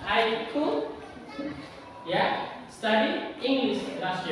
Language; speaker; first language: English; non-native, learner; Indonesian